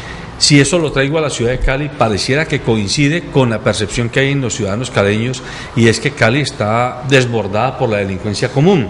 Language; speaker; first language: Spanish; native; Spanish